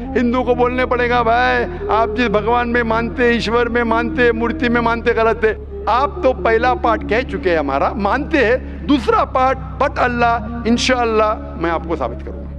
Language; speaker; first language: Hindi; non-native, local second language; Urdu